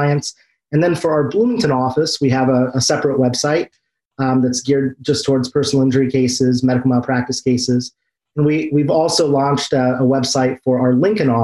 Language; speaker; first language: English; native; English